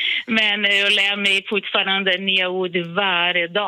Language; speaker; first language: Swedish; non-native, fluent; Portuguese